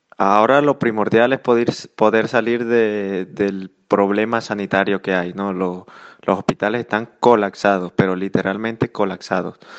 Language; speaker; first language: Spanish; native; Spanish